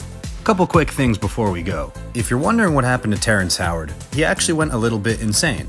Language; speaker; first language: English; native; English